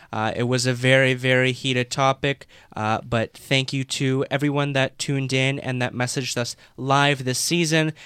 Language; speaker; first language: English; native; English